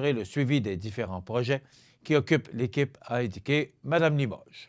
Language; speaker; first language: French; native; French